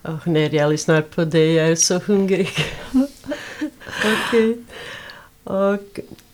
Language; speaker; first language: Swedish; non-native, fluent; Bosnian